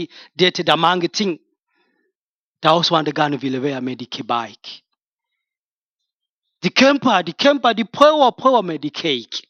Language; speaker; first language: Danish; non-native, fluent; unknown